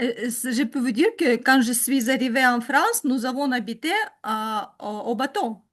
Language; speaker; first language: French; non-native, learner; Ukrainian